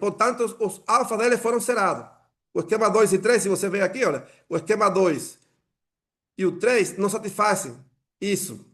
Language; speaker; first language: Portuguese; non-native, fluent; Spanish